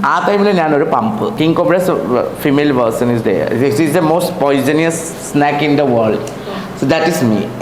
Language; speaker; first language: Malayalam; non-native, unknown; Assamese